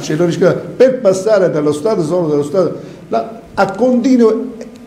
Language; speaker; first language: Italian; native; Italian